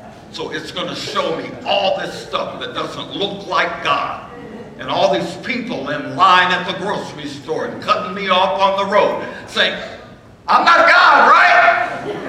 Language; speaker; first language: English; native; English